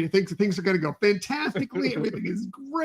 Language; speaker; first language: English; native; English